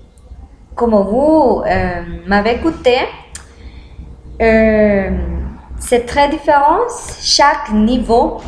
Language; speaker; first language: French; non-native, learner; Spanish